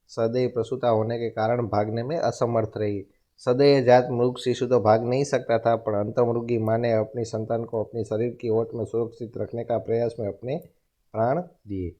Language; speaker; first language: Hindi; non-native, local second language; Gujarati